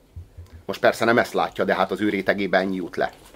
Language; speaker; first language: Hungarian; native; Hungarian